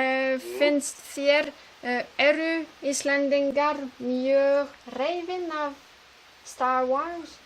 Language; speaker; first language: Icelandic; non-native, learner; French